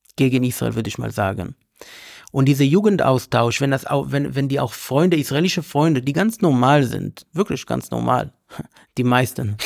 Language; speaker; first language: German; non-native, learner; Hebrew